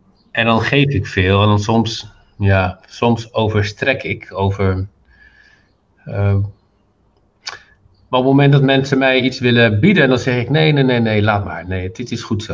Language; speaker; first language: Dutch; non-native, fluent; Arabic